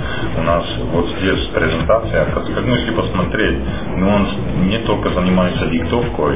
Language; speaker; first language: Russian; non-native, fluent; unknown